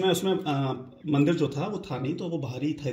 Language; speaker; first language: Hindi; native; Hindi